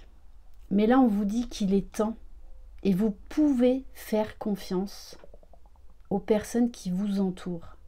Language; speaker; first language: French; native; French